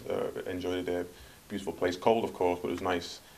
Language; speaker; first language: English; native; English